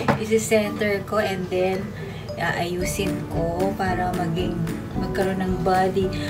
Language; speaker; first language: Filipino; non-native, local second language; Pampanga